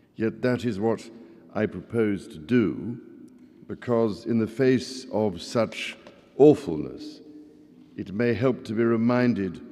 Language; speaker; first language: English; native; English